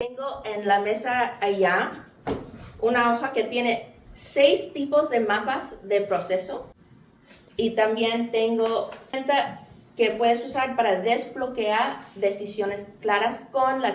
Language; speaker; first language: Spanish; early bilingual, heritage; English